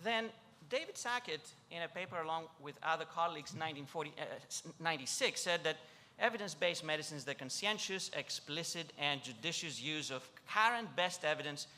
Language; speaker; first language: English; non-native, fluent; Greek